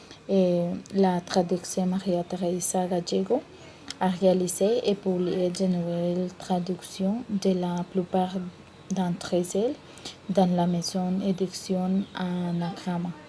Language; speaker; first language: French; non-native, learner; Spanish